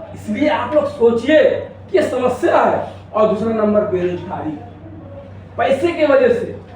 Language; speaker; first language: Hindi; native; Hindi